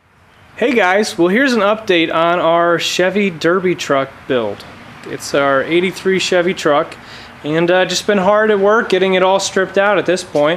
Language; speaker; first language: English; native; English